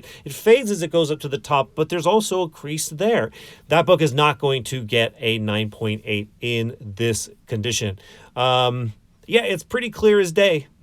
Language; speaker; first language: English; native; English